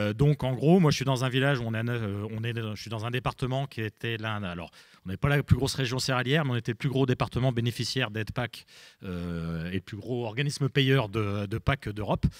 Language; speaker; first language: French; native; French